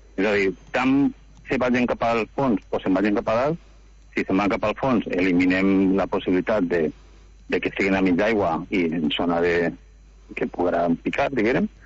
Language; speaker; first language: Catalan; non-native, local second language; Spanish